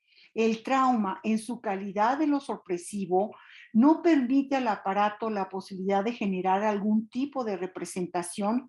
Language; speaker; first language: Spanish; native; Spanish